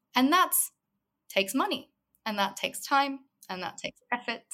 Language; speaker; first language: English; native; English